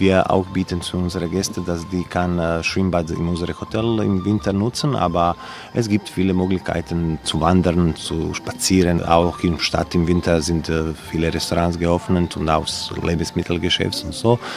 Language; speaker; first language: German; non-native, learner; Croatian